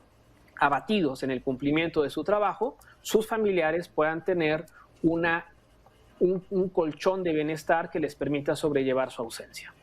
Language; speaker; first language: Spanish; native; Spanish